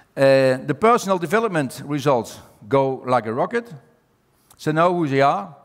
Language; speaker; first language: English; non-native, fluent; Dutch